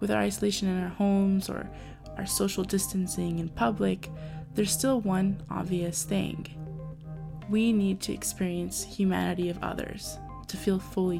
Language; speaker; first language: English; native; English